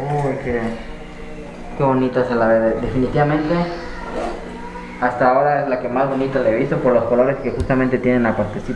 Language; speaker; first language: Spanish; native; Spanish